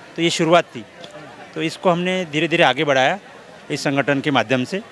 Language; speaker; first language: Hindi; non-native, local second language; Marathi